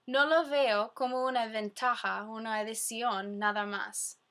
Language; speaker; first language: Spanish; non-native, fluent; English